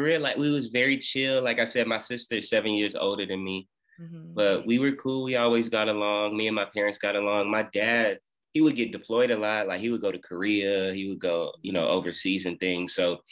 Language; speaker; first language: English; native; English